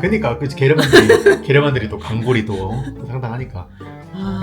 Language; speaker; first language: Korean; native; Korean